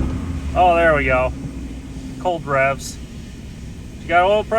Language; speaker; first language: English; native; English